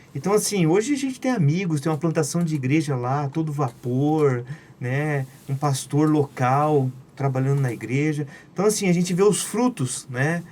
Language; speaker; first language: Portuguese; native; Portuguese